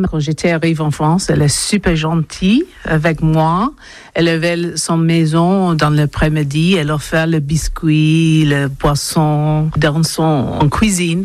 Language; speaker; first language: French; non-native, learner; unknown